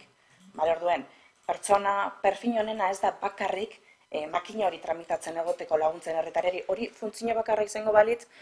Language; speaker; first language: Basque; native; Basque